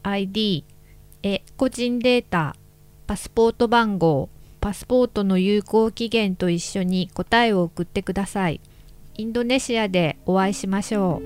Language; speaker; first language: Japanese; non-native, fluent; Indonesian